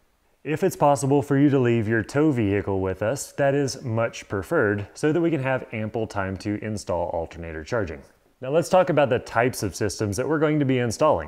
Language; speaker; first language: English; native; English